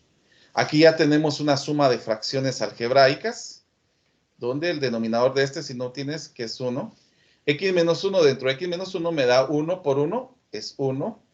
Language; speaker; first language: Spanish; native; Spanish